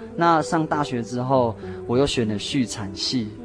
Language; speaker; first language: Chinese; native; Chinese